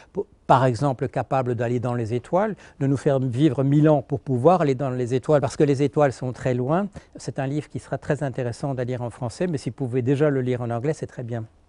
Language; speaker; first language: French; native; French